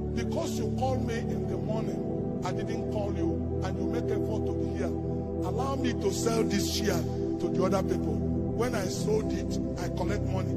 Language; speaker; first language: English; non-native, local second language; Igbo